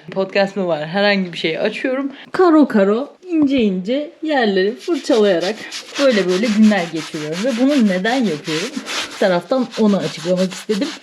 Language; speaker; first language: Turkish; native; Turkish